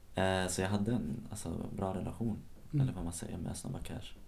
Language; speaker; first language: Swedish; native; Swedish